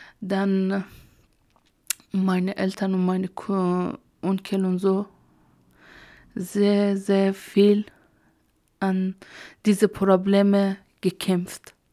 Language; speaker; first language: German; non-native, learner; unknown